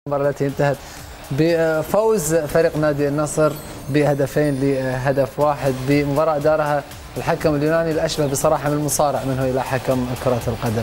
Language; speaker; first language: Arabic; native; Arabic